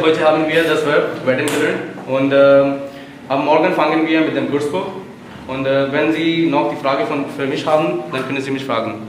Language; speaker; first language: German; non-native, fluent; Urdu